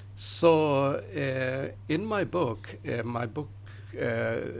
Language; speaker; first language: English; non-native, fluent; Arabic